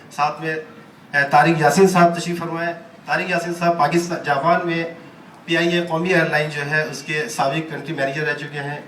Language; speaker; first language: Urdu; native; Urdu